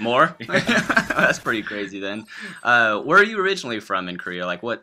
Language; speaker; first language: English; native; English